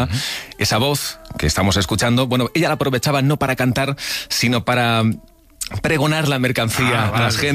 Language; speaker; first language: Spanish; native; Spanish